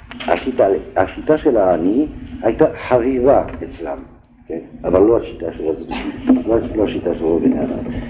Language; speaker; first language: Hebrew; non-native, fluent; French